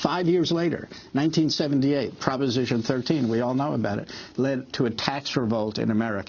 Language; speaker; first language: English; native; English